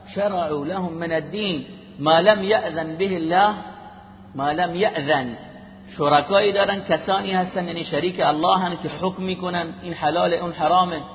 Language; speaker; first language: Persian; native; Persian